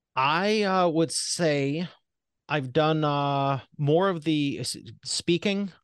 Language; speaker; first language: English; native; English